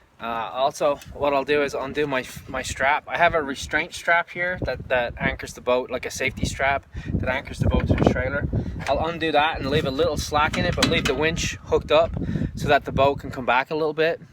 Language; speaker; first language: English; native; English